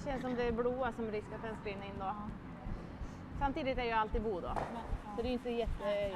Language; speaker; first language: Swedish; native; Swedish